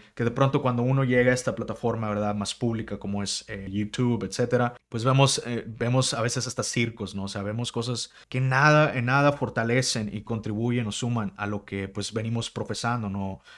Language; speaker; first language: Spanish; native; Spanish